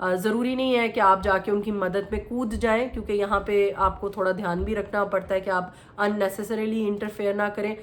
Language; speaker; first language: Urdu; native; Urdu